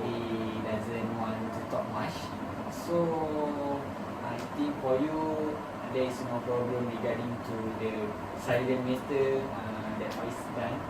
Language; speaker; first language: English; non-native, learner; Malay